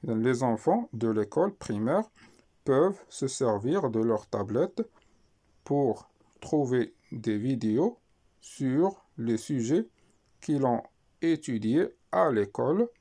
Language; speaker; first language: French; non-native, local second language; Arabic